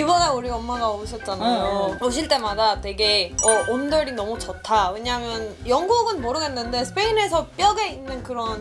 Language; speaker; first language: Korean; non-native, fluent; Spanish